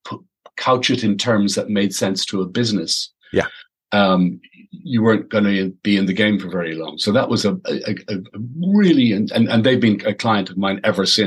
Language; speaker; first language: English; native; English